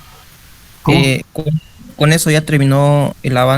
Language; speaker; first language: Spanish; native; Spanish